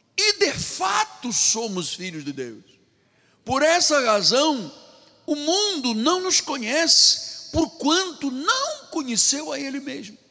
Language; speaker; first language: Portuguese; native; Portuguese